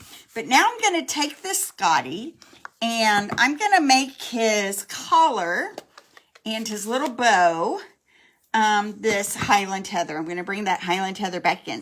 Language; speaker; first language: English; native; English